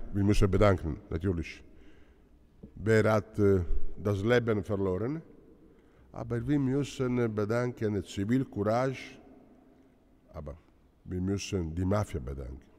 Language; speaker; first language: German; non-native, fluent; Italian